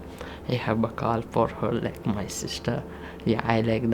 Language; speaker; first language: English; non-native, learner; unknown